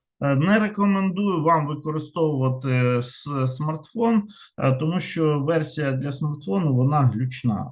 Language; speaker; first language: Ukrainian; non-native, local second language; Russian